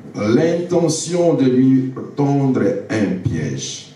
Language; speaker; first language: French; non-native, local second language; Lingala